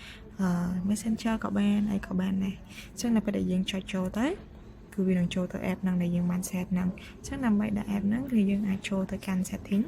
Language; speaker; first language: Khmer; native; Khmer